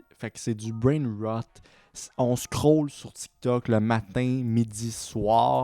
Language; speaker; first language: French; native; French